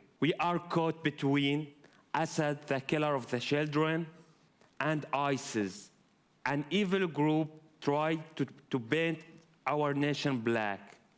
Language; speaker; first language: English; non-native, fluent; Arabic